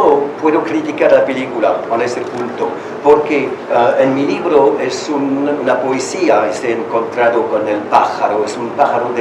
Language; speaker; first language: Spanish; non-native, learner; French